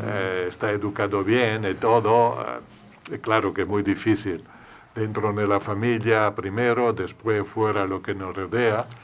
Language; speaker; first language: Spanish; non-native, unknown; Italian